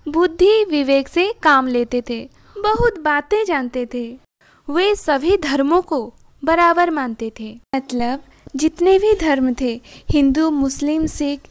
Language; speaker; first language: Hindi; non-native, local second language; Odia